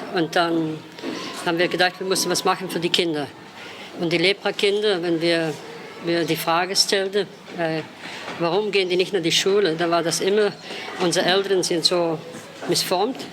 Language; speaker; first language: German; non-native, fluent; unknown